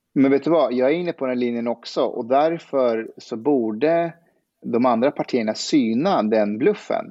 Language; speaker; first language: Swedish; early bilingual, other home language; Persian